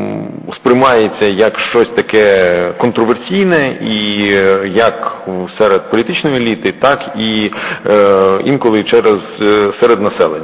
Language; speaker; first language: Ukrainian; native; Ukrainian